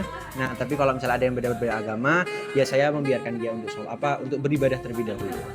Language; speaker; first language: Indonesian; native; Indonesian